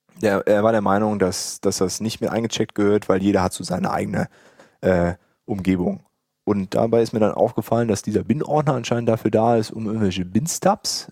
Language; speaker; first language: German; native; German